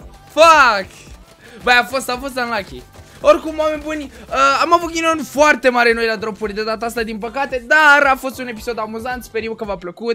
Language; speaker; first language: Romanian; native; Romanian